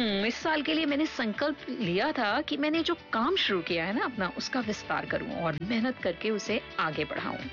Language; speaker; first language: Hindi; native; Hindi